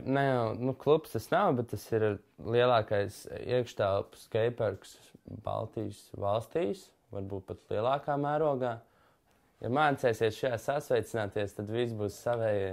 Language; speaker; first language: Latvian; native; Latvian